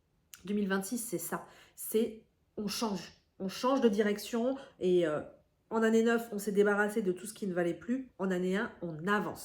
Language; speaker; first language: French; native; French